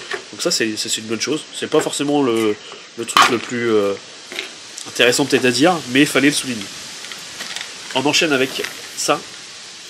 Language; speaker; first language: French; native; French